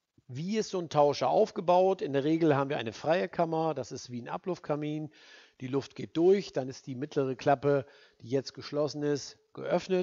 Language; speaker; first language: German; native; German